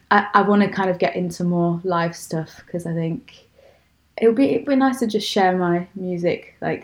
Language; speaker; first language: English; native; English